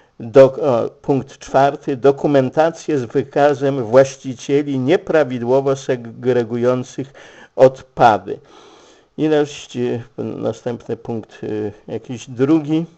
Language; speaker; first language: Polish; native; Polish